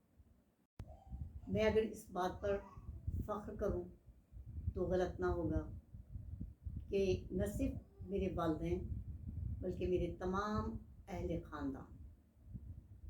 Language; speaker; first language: Urdu; native; Urdu